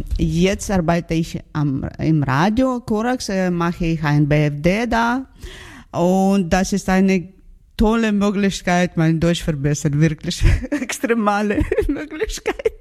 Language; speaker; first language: German; non-native, learner; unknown